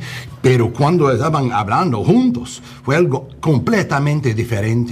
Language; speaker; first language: Spanish; non-native, learner; English